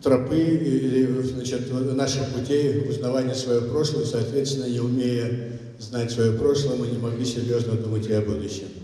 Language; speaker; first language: Russian; non-native, local second language; Kazakh